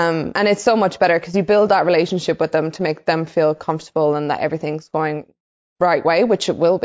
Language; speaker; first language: English; native; English